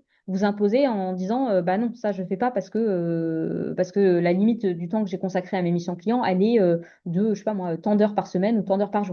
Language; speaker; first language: French; native; French